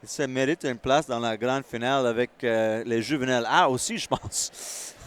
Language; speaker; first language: French; non-native, local second language; English